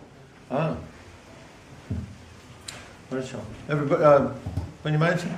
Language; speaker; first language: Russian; non-native, learner; English